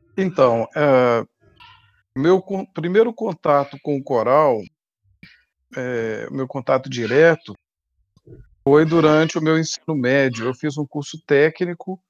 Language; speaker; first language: Portuguese; native; Portuguese